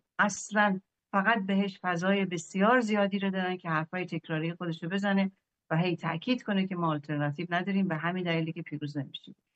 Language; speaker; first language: Persian; native; Persian